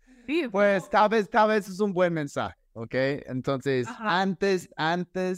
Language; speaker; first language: Spanish; non-native, fluent; English